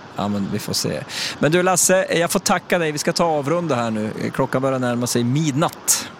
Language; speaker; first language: Swedish; native; Swedish